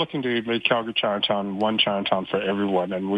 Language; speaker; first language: English; native; English